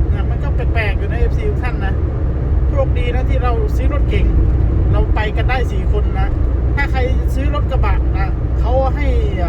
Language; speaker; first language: Thai; non-native, local second language; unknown